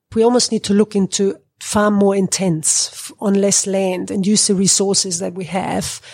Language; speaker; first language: English; non-native, fluent; German